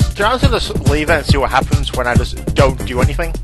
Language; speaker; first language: English; native; English